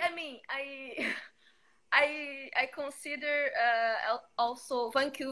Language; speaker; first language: English; non-native, fluent; Portuguese